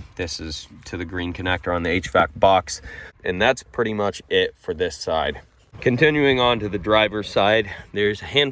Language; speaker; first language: English; native; English